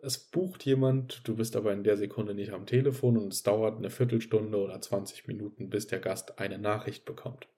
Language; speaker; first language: German; native; German